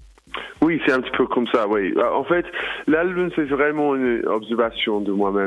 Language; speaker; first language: French; non-native, learner; English